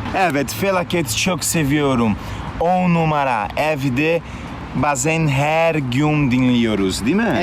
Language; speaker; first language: Turkish; non-native, learner; Portuguese